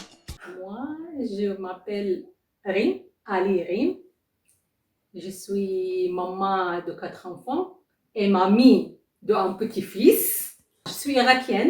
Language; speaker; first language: French; non-native, learner; Arabic